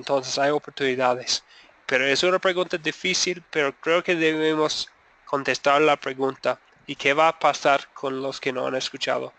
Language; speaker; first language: Spanish; non-native, fluent; English